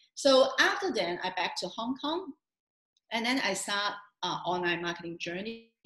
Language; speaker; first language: English; non-native, local second language; Cantonese